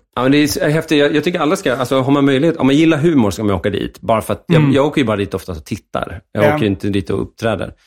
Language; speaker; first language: Swedish; native; Swedish